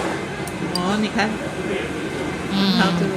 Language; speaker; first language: Chinese; non-native, learner; Filipino